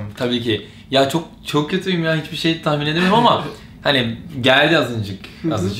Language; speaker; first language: Turkish; non-native, fluent; Portuguese